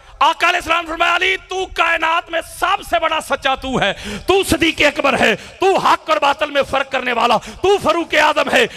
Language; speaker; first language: Urdu; non-native, local second language; Punjabi